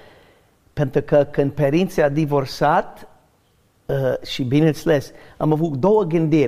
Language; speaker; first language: Romanian; non-native, learner; English